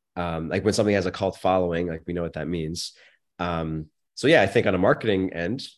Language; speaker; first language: English; native; English